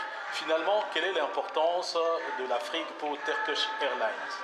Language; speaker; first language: French; native; French